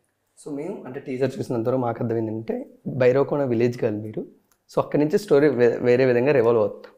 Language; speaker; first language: Telugu; native; Telugu